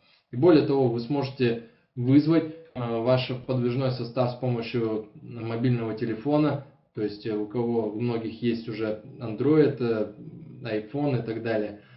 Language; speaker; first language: Russian; native; Russian